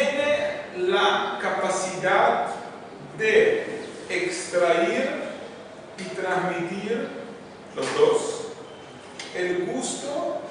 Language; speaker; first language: Spanish; non-native, fluent; Portuguese